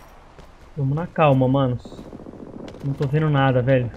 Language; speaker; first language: Portuguese; native; Portuguese